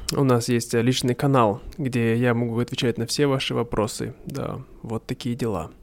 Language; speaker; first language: Russian; native; Russian